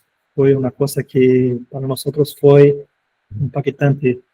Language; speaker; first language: Spanish; non-native, fluent; Portuguese